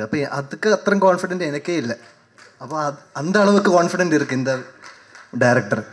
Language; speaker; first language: Tamil; non-native, learner; Malayalam